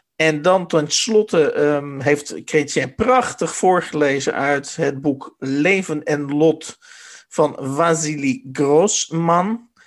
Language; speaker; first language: Dutch; native; Dutch